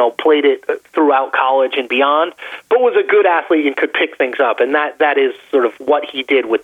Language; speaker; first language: English; native; English